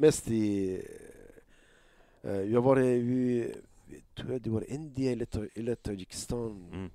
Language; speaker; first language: Swedish; non-native, learner; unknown